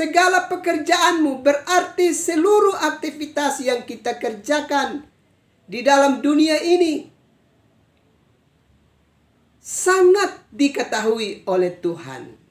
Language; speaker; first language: Indonesian; native; Indonesian